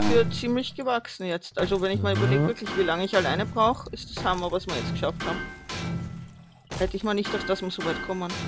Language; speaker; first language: German; native; German